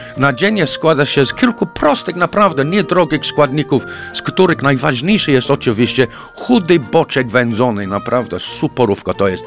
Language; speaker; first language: Polish; non-native, fluent; English